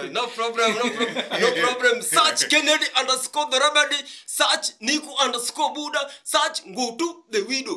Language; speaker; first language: English; non-native, learner; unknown